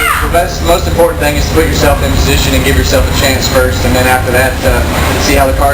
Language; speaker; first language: English; native; English